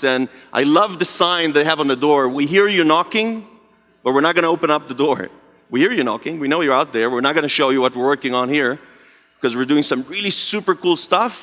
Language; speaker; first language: English; non-native, fluent; Hebrew